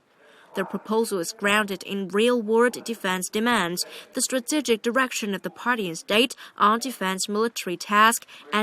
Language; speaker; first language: English; non-native, fluent; Vietnamese